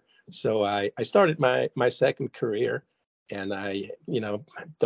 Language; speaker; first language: English; non-native, fluent; German